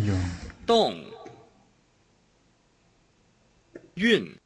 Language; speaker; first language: Chinese; non-native, learner; Mongolian